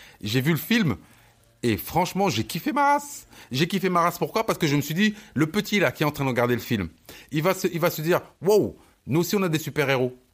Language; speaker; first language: French; early bilingual, other home language; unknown